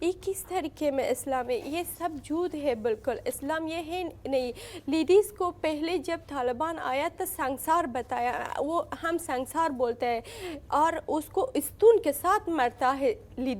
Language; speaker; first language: Hindi; non-native, learner; Persian